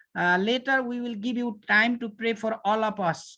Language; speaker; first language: English; non-native, learner; Nepali